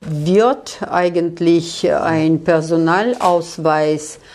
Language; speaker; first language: German; non-native, fluent; Russian